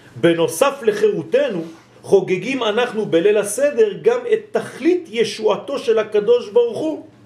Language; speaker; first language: Hebrew; non-native, fluent; French